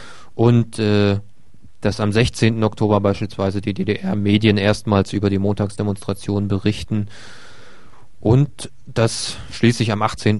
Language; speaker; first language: German; native; German